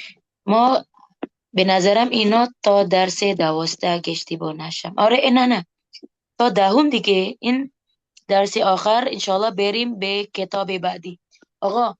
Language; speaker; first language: Persian; non-native, fluent; Indonesian